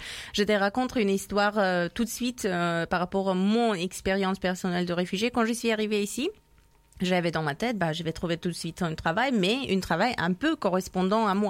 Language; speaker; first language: French; non-native, learner; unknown